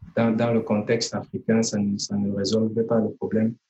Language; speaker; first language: French; native; French